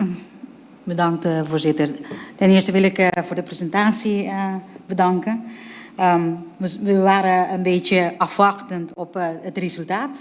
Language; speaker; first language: Dutch; non-native, local second language; Papiamento